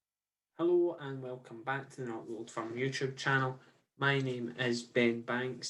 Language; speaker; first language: English; native; English